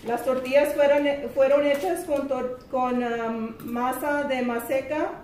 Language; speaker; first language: Spanish; early bilingual, heritage; Spanish